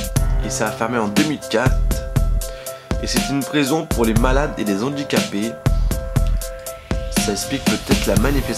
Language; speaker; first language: French; native; French